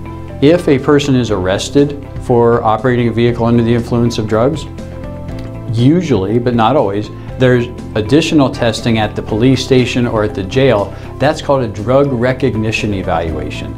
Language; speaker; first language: English; native; English